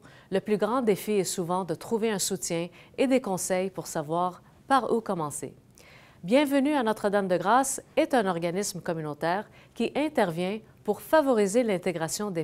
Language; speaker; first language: French; native; French